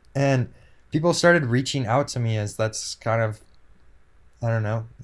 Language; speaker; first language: English; native; English